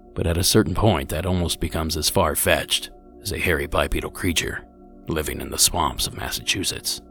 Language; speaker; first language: English; native; English